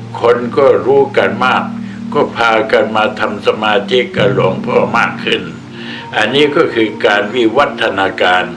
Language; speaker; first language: Thai; native; Thai